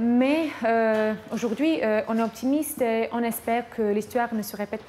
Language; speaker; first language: French; non-native, fluent; Croatian